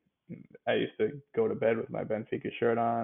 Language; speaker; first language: English; native; English